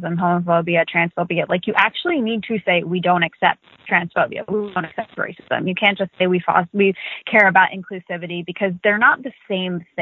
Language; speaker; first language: English; native; English